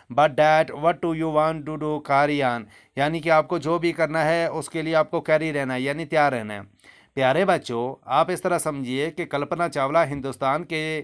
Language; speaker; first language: Hindi; native; Hindi